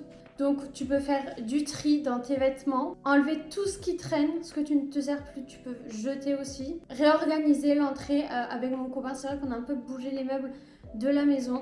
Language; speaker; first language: French; native; French